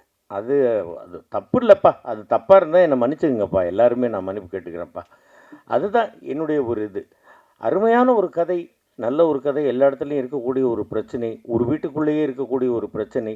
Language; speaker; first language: Tamil; native; Tamil